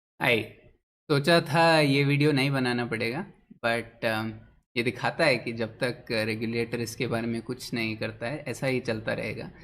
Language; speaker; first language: Hindi; non-native, local second language; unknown